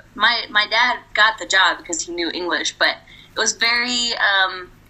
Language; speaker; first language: English; early bilingual, other home language; Spanish